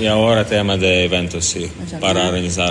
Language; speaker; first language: Spanish; non-native, learner; Ukrainian